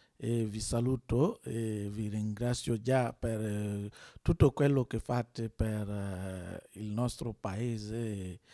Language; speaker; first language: Italian; non-native, learner; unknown